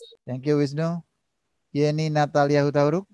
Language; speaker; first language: English; non-native, learner; Indonesian